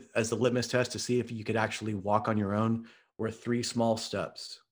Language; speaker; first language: English; native; English